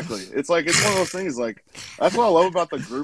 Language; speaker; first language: English; native; English